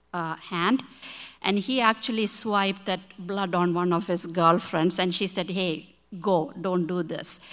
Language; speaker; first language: English; non-native, local second language; Malayalam